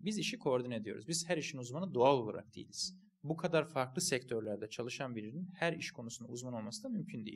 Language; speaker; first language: Turkish; native; Turkish